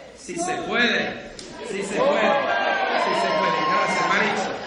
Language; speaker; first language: Spanish; non-native, fluent; English